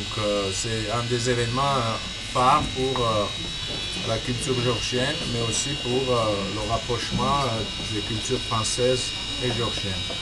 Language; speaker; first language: French; non-native, fluent; Georgian